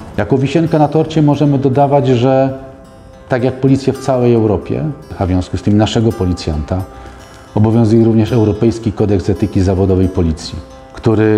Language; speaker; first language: Polish; native; Polish